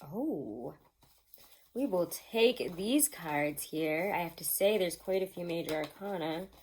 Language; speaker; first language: English; native; English